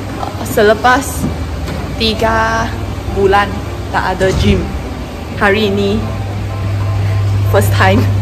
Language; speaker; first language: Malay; non-native, local second language; Chinese